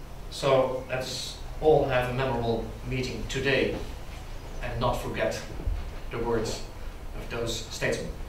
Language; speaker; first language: English; non-native, fluent; Dutch